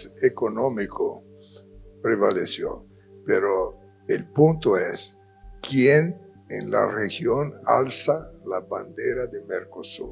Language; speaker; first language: Spanish; non-native, fluent; Portuguese